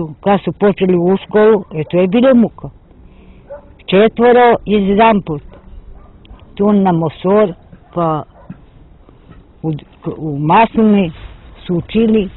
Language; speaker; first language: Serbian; non-native, local second language; Romany